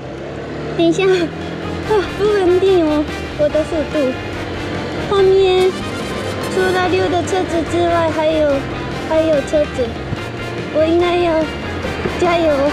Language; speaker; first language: Chinese; non-native, fluent; Japanese